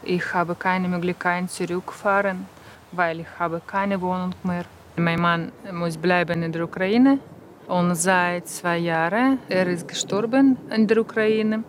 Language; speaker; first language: German; non-native, learner; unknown